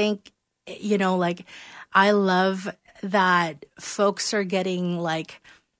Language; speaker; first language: English; non-native, local second language; Filipino